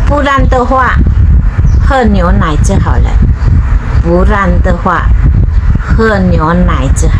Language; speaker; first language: Chinese; non-native, fluent; Indonesian